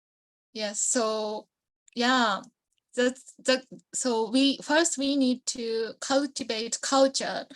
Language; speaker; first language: English; non-native, learner; Japanese